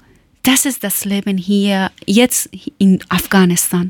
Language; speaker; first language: German; non-native, learner; Persian